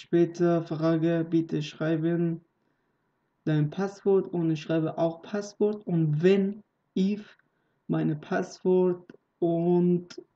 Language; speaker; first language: German; non-native, learner; Persian